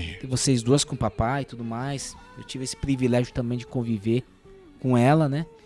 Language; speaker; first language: Portuguese; native; Portuguese